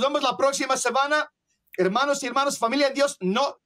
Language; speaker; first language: Spanish; early bilingual, other home language; English